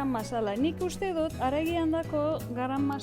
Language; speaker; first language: Basque; non-native, learner; Turkish